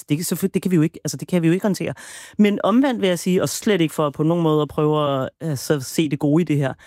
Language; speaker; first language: Danish; native; Danish